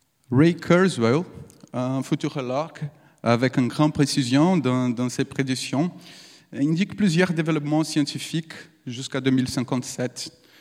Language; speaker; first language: French; non-native, fluent; Portuguese